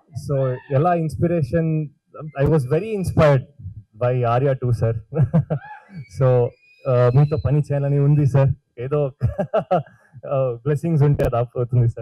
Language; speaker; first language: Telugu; non-native, learner; Kannada